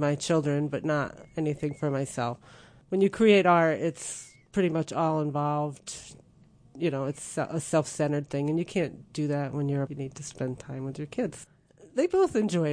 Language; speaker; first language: English; native; English